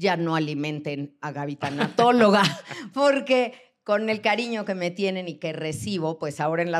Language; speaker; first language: Spanish; native; Spanish